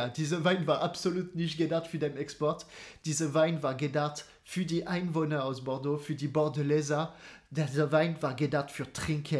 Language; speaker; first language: German; non-native, fluent; French